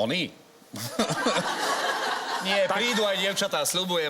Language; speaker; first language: Slovak; native; Slovak